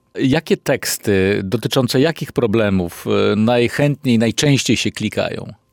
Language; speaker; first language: Polish; native; Polish